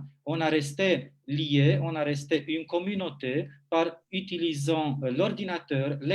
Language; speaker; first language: French; non-native, fluent; Romanian